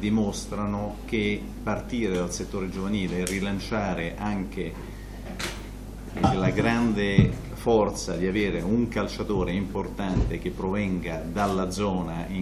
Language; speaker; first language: Italian; native; Italian